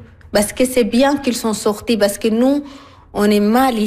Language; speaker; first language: French; non-native, learner; Arabic